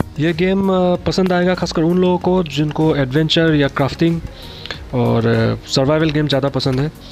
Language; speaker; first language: Hindi; non-native, local second language; Assamese